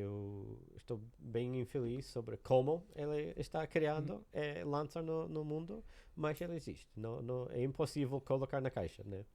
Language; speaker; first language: Portuguese; non-native, learner; English